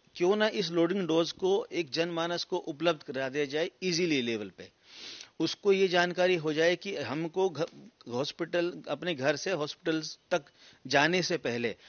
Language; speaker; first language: Hindi; native; Hindi